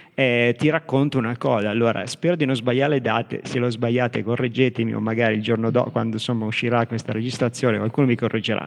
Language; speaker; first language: Italian; native; Italian